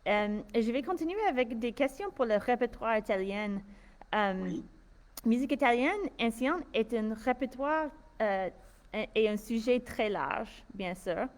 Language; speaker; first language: French; non-native, fluent; English